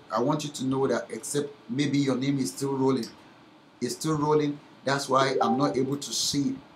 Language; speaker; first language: English; non-native, local second language; Yoruba